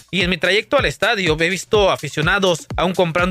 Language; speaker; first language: Spanish; native; Spanish